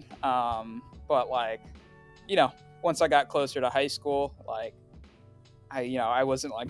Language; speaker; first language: English; early bilingual, other home language; Swahili